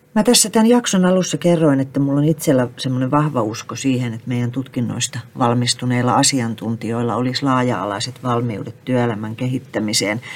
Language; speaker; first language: Finnish; native; Finnish